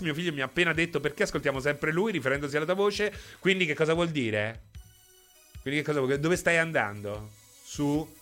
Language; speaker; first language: Italian; native; Italian